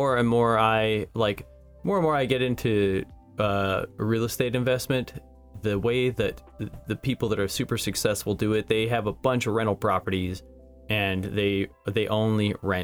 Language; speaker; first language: English; native; English